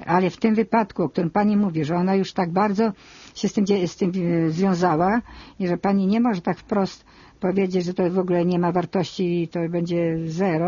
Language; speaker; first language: Polish; native; Polish